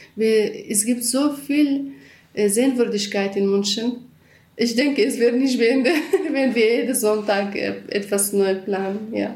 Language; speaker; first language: German; non-native, learner; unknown